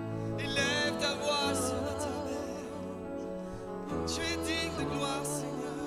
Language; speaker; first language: French; native; French